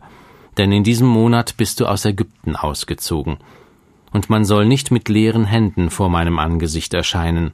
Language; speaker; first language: German; native; German